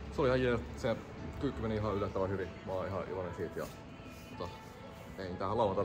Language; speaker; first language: Finnish; native; Finnish